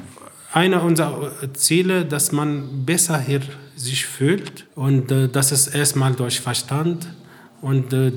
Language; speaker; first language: German; non-native, fluent; Arabic